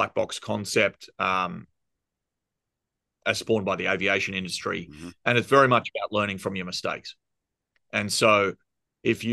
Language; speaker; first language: English; native; English